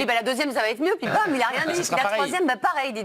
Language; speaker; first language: French; native; French